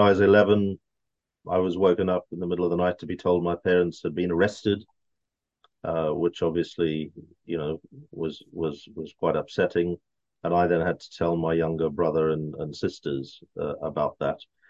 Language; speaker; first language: English; native; English